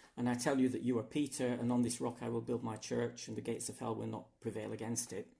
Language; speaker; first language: English; native; English